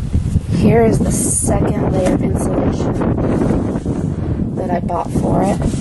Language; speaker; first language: English; native; English